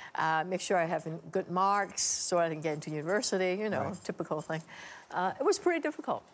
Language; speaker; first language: English; native; English